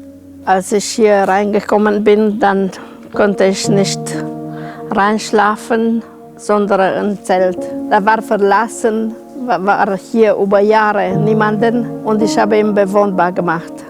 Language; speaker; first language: German; non-native, local second language; Romanian